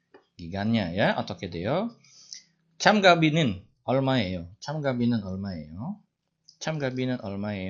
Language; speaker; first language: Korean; non-native, fluent; Indonesian